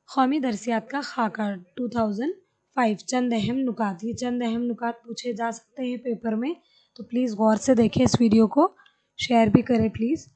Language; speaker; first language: Urdu; native; Urdu